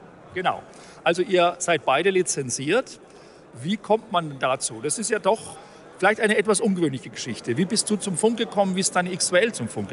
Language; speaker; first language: German; native; German